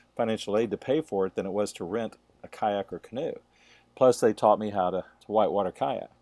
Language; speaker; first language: English; native; English